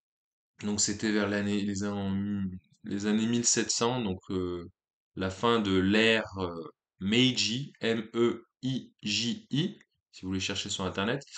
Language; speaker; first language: French; native; French